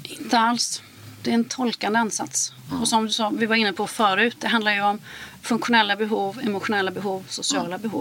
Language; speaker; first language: Swedish; native; Swedish